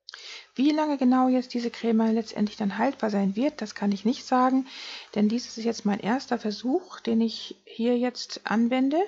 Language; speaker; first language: German; native; German